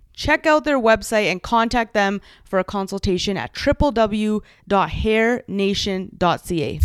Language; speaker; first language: English; early bilingual, other home language; Punjabi